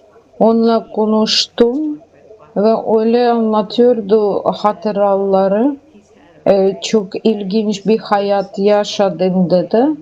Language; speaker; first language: Turkish; non-native, learner; Russian